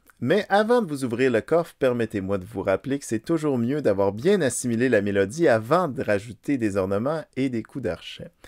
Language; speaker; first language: French; native; French